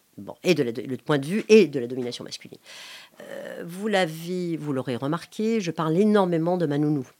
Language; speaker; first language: French; non-native, local second language; Arabic